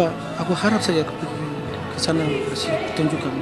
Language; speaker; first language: Indonesian; early bilingual, heritage; Dutch